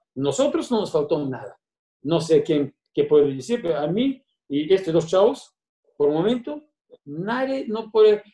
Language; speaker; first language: Spanish; non-native, fluent; Bulgarian